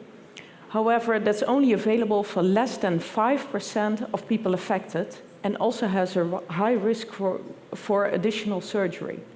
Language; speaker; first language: English; non-native, fluent; Dutch